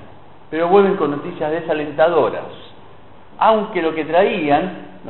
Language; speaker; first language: Spanish; native; Spanish